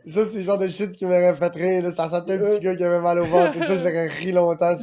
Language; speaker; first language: French; native; French